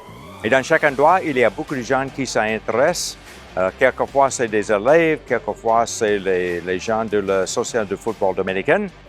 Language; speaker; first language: French; non-native, local second language; Haitian Creole